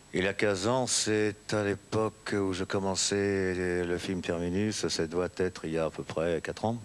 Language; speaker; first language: French; native; French